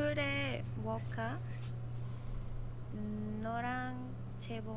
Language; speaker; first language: Korean; non-native, learner; Spanish